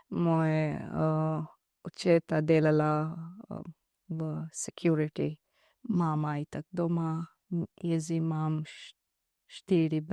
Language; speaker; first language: Slovenian; non-native, learner; Divehi